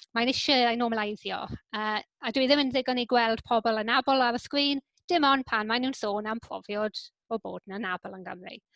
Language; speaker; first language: Welsh; non-native, local second language; English